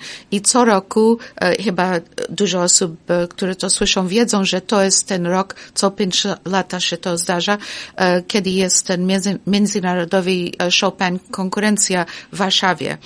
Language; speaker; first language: Polish; non-native, fluent; English